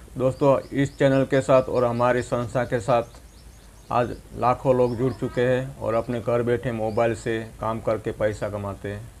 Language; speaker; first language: Hindi; non-native, local second language; Gujarati